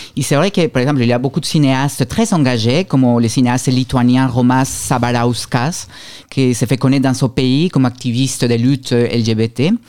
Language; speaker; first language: French; non-native, fluent; Spanish